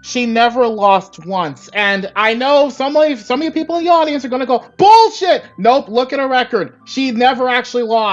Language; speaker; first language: English; native; English